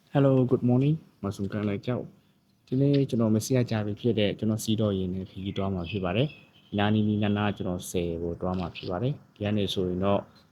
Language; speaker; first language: Burmese; non-native, local second language; Shan